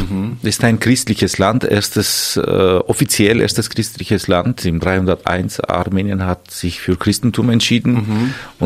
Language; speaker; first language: German; non-native, fluent; Armenian